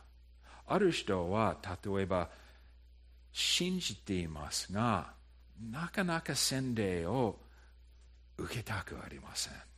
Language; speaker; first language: Japanese; non-native, fluent; English